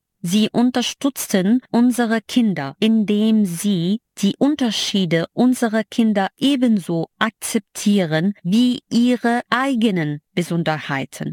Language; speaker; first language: German; non-native, fluent; Arabic